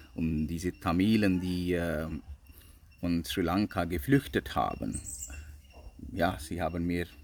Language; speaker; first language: German; non-native, fluent; Sinhala